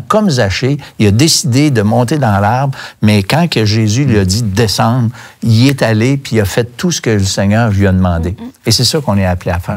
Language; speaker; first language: French; native; French